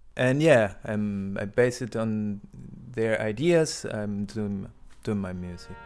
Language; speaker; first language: English; non-native, learner; Spanish